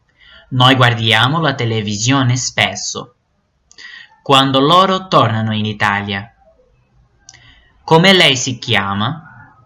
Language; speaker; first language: Italian; non-native, fluent; Portuguese